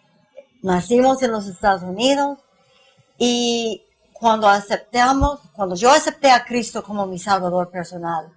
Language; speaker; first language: Spanish; non-native, fluent; English